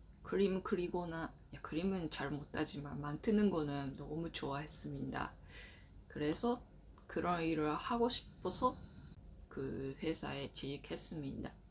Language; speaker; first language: Korean; non-native, learner; Japanese